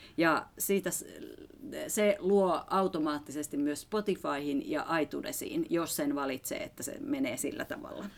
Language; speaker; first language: Finnish; native; Finnish